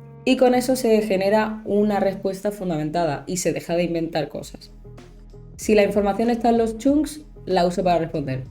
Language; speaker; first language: Spanish; native; Spanish